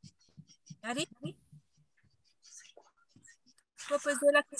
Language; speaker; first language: French; non-native, learner; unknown